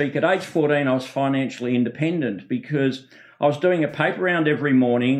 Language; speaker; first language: English; native; English